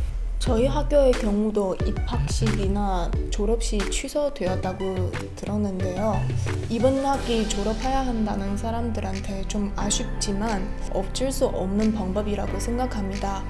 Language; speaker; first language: Korean; non-native, learner; Chinese